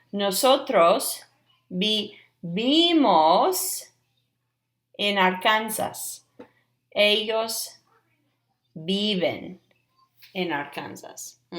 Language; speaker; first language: Spanish; non-native, fluent; English